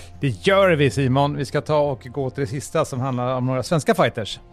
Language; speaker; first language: Swedish; native; Swedish